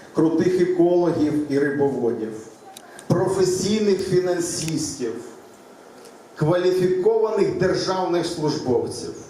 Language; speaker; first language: Ukrainian; native; Ukrainian